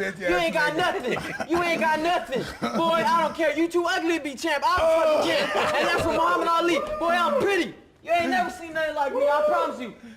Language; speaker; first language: English; native; English